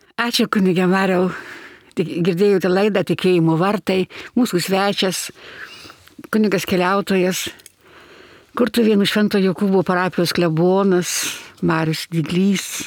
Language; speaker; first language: Lithuanian; native; Lithuanian